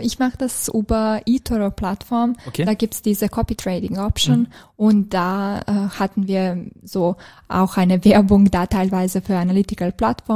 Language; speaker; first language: German; non-native, fluent; Serbian